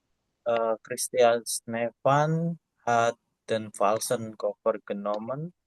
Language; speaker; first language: German; non-native, learner; Indonesian